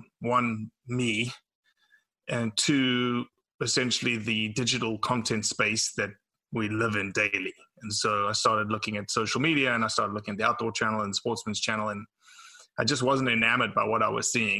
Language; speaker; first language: English; native; English